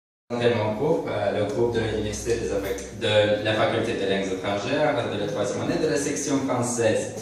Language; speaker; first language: French; non-native, learner; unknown